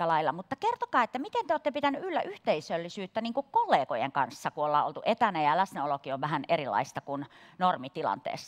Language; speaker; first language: Finnish; native; Finnish